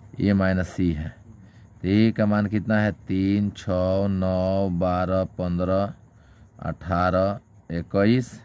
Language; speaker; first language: Hindi; native; Hindi